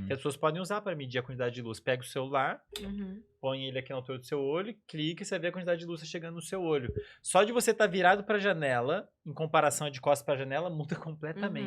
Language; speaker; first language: Portuguese; native; Portuguese